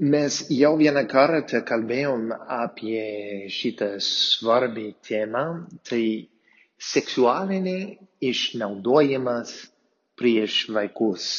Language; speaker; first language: Lithuanian; non-native, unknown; English